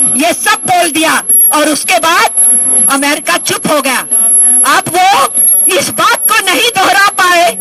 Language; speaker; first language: Hindi; native; Hindi